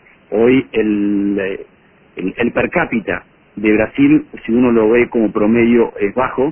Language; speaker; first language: Spanish; native; Spanish